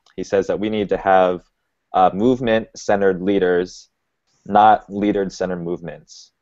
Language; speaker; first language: English; native; English